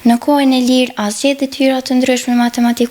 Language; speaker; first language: Albanian; native; Albanian